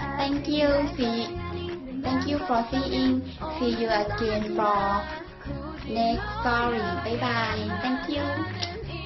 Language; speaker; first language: English; non-native, learner; Thai